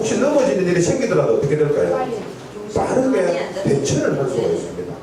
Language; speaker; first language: Korean; native; Korean